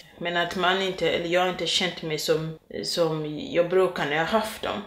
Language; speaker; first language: Swedish; non-native, fluent; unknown